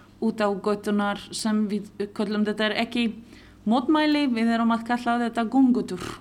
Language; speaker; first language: Icelandic; non-native, local second language; Polish